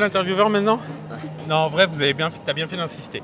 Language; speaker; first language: French; native; French